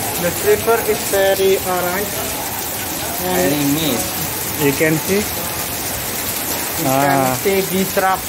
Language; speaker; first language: English; non-native, learner; Indonesian